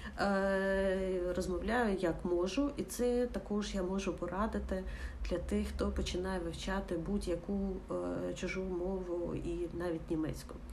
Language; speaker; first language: Ukrainian; non-native, local second language; Russian